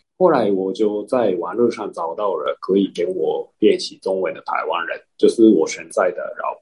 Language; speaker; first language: Chinese; non-native, learner; Japanese